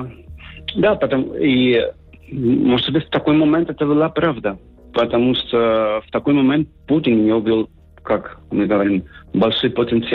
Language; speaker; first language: Russian; non-native, fluent; Spanish